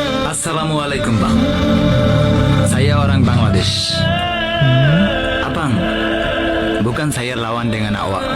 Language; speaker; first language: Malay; non-native, learner; Bangla